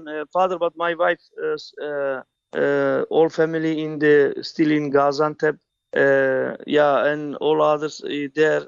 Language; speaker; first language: English; non-native, fluent; Turkish